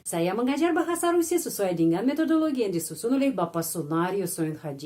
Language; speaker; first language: Indonesian; non-native, fluent; Russian